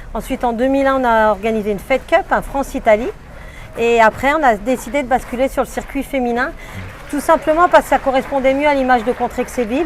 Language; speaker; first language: French; native; French